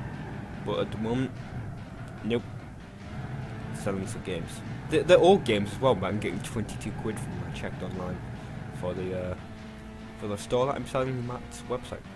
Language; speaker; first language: English; native; English